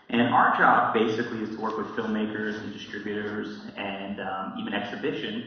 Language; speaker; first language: English; native; English